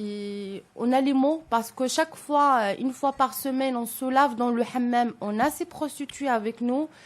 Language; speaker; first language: French; non-native, local second language; Arabic